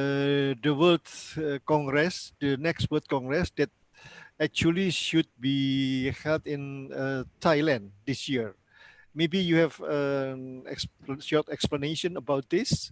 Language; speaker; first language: English; non-native, learner; Indonesian